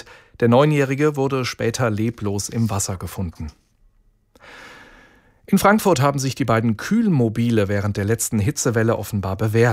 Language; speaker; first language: German; native; German